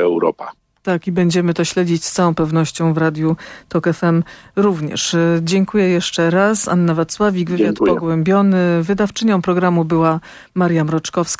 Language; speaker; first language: Polish; native; Polish